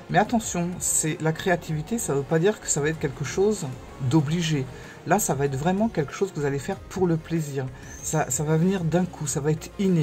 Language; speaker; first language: French; native; French